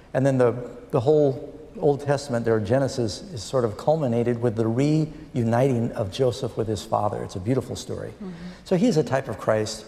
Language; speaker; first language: English; native; English